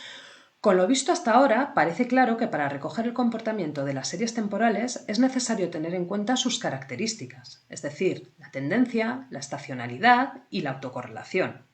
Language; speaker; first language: Spanish; native; Spanish